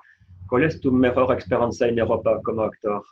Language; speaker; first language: Spanish; non-native, fluent; French